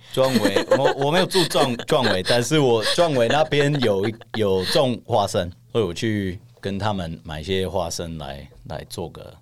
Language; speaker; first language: Chinese; non-native, fluent; English